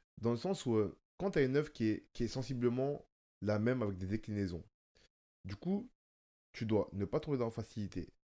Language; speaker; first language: French; native; French